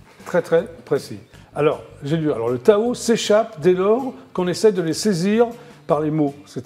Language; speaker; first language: French; native; French